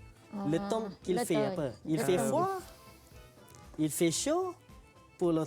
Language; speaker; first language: French; non-native, fluent; Malay